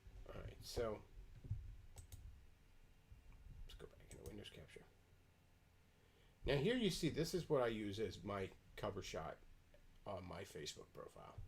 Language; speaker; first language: English; native; English